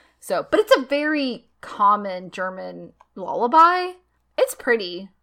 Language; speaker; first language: English; native; English